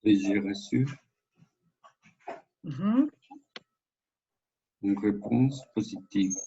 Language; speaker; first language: French; non-native, learner; Spanish